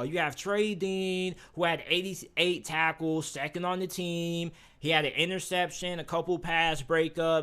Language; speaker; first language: English; native; English